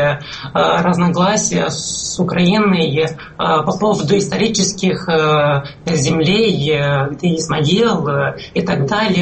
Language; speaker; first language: Russian; non-native, fluent; Romanian